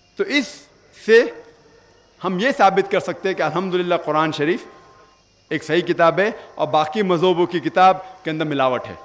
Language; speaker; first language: Urdu; non-native, local second language; Konkani